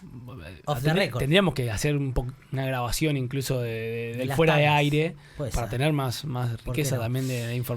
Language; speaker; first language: Spanish; native; Spanish